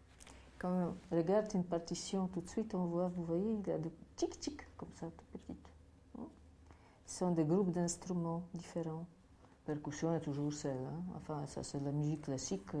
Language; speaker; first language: French; non-native, fluent; Polish